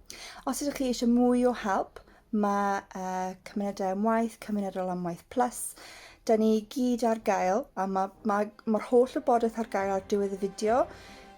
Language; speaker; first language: Welsh; non-native, local second language; English